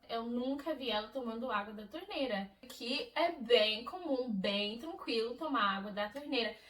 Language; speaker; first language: Portuguese; non-native, fluent; English